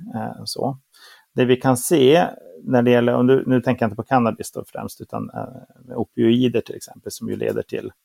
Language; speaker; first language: Swedish; native; Swedish